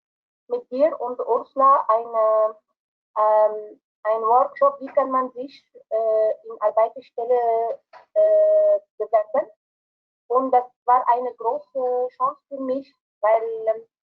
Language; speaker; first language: German; non-native, learner; Arabic